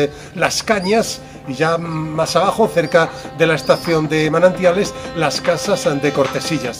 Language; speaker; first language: Spanish; native; Spanish